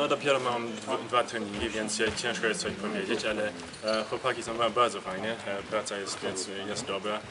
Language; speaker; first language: Polish; early bilingual, heritage; German